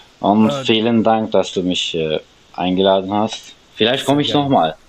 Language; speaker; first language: German; non-native, learner; Turkish